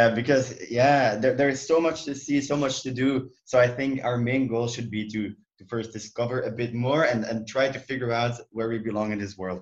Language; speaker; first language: English; non-native, fluent; Dutch